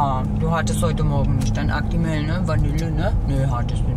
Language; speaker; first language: German; native; German